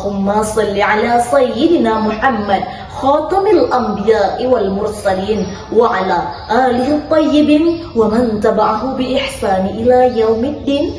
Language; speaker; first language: Arabic; non-native, learner; Indonesian